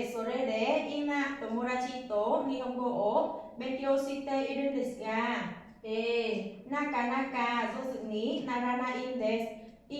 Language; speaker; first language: Japanese; non-native, learner; Vietnamese